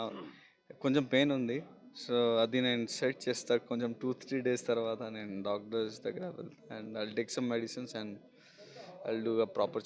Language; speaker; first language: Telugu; non-native, local second language; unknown